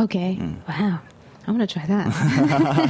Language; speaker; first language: English; non-native, fluent; Japanese